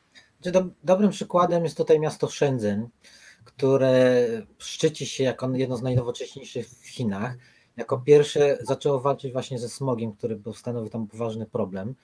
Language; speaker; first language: Polish; native; Polish